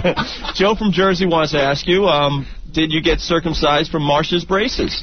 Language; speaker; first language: English; native; English